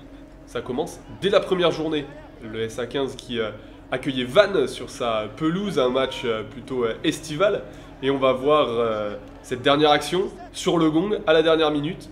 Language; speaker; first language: French; native; French